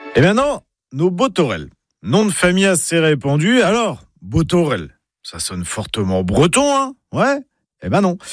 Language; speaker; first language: French; native; French